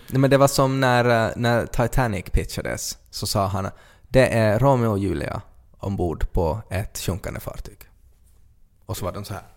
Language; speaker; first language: Swedish; native; Swedish